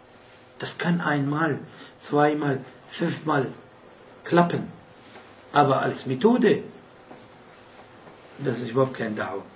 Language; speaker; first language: German; non-native, fluent; Arabic